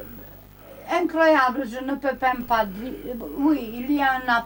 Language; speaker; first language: French; non-native, learner; Romanian